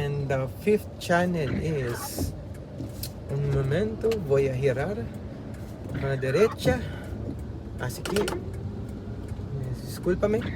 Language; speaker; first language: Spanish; non-native, learner; Filipino